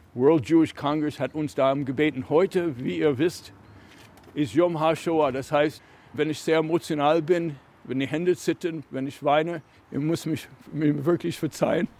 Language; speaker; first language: German; non-native, fluent; English